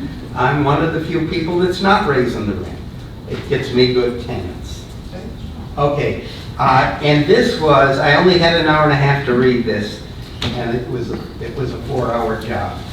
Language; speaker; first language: English; native; English